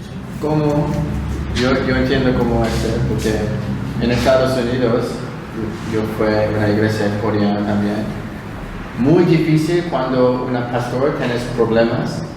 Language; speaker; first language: Spanish; non-native, learner; Korean